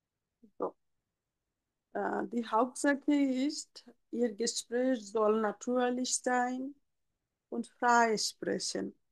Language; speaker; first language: German; non-native, fluent; Bangla